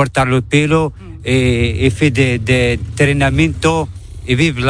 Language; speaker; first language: Spanish; non-native, learner; Arabic